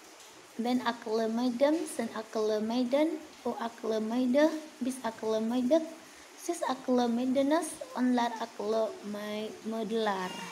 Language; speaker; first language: Turkish; non-native, learner; Indonesian